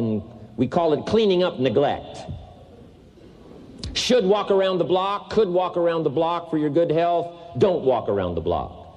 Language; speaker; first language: English; native; English